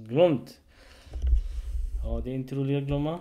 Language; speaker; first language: Swedish; non-native, learner; Urdu